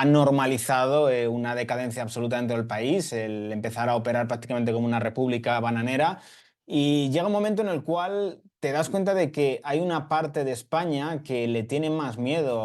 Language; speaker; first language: Spanish; native; Spanish